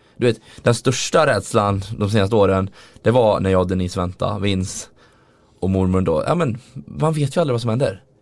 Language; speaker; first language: Swedish; native; Swedish